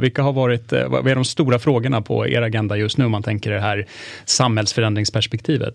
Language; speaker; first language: Swedish; native; Swedish